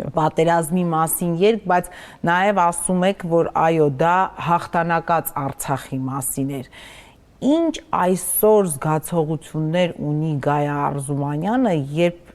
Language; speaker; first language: Armenian; native; Armenian